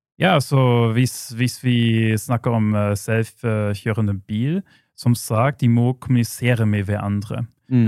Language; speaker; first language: Norwegian; non-native, fluent; German